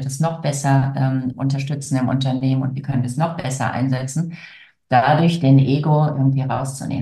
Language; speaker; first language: German; native; German